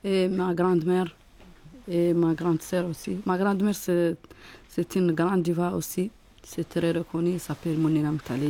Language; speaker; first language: French; non-native, learner; Arabic